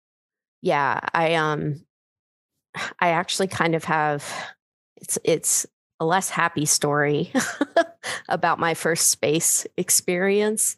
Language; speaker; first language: English; native; English